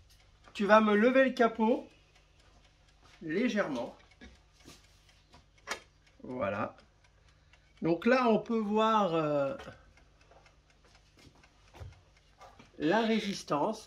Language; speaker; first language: French; native; French